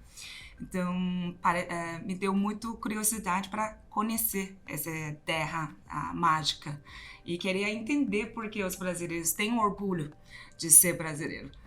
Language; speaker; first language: Portuguese; non-native, fluent; Chinese